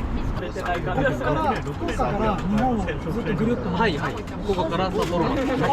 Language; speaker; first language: Japanese; non-native, learner; Korean